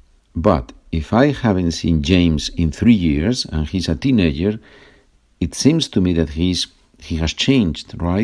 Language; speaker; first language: English; non-native, fluent; Spanish